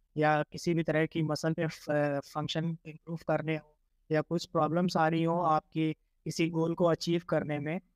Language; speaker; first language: Hindi; native; Hindi